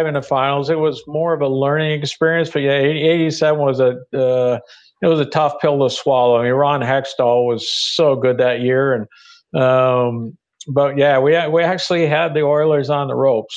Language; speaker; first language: English; native; English